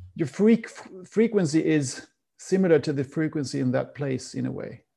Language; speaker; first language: English; non-native, fluent; Swedish